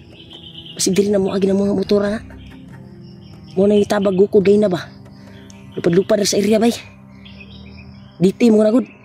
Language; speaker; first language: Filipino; non-native, local second language; Cebuano